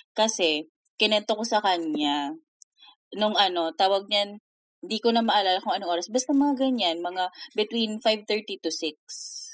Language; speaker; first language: Filipino; native; Filipino